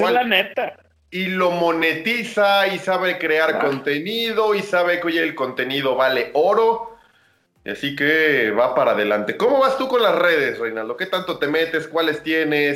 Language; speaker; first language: Spanish; native; Spanish